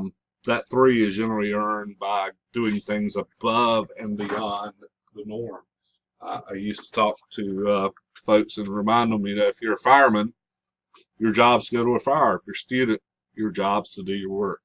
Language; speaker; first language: English; native; English